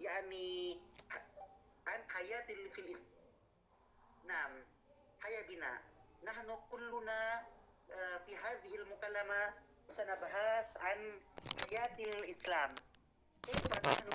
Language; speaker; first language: Arabic; non-native, learner; Indonesian